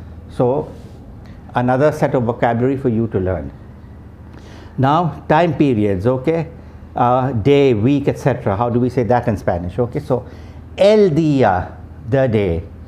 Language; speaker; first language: English; non-native, local second language; Urdu